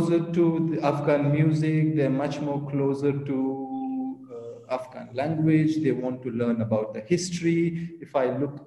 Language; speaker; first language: English; non-native, local second language; Pashto